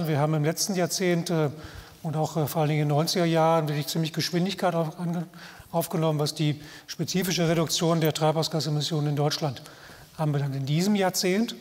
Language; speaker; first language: German; native; German